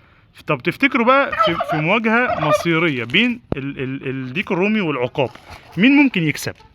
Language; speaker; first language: Arabic; native; Arabic